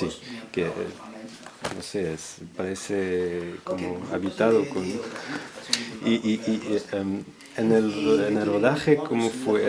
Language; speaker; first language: Spanish; non-native, fluent; French